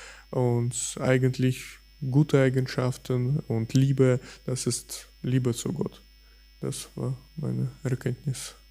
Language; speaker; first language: German; non-native, fluent; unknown